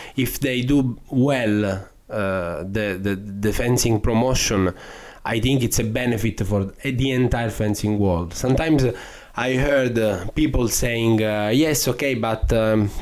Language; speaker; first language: English; non-native, fluent; Italian